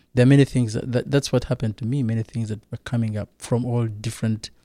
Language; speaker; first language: English; non-native, local second language; Kinyarwanda